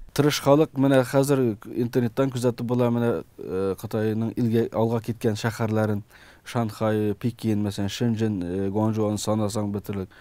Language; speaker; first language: Tatar; early bilingual, heritage; Tatar